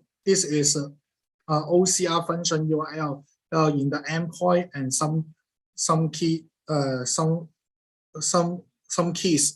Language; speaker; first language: English; non-native, learner; Cantonese